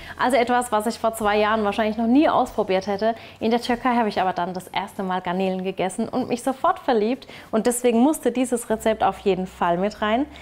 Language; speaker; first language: German; early bilingual, other home language; Turkish